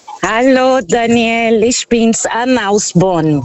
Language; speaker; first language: German; non-native, fluent; Portuguese